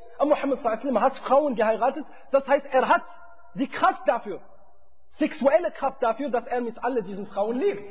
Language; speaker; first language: German; non-native, fluent; Arabic